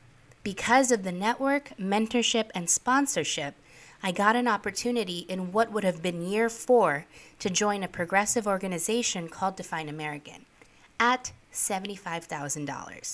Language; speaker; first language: English; native; English